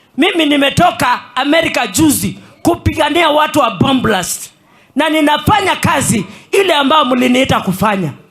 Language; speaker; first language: Swahili; non-native, local second language; Kamba